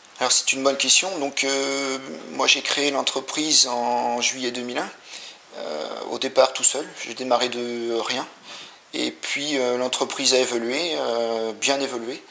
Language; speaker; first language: French; native; French